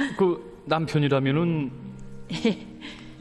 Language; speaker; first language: Korean; native; Korean